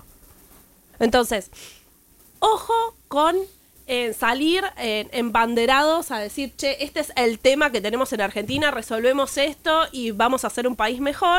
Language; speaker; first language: Spanish; native; Spanish